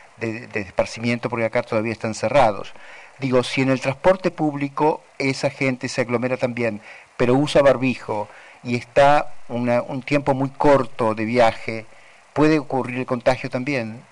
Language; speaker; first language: Spanish; native; Spanish